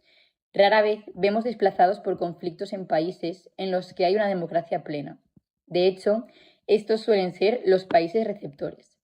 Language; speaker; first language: Spanish; native; Spanish